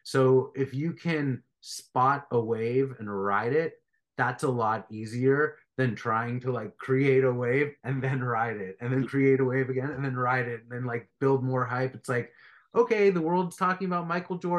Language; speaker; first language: English; native; English